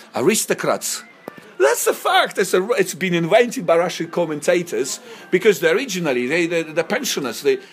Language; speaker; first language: English; non-native, fluent; Russian